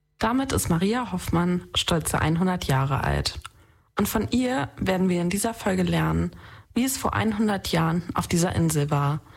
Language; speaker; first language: German; native; German